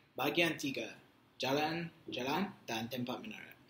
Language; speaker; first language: Malay; non-native, learner; English